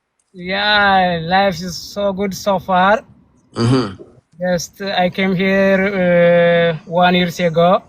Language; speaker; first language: English; non-native, learner; Amharic